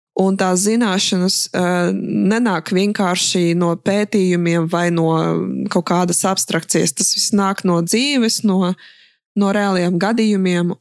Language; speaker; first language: Latvian; non-native, local second language; Russian